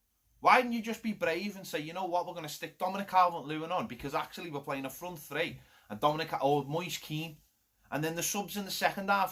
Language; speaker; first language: English; native; English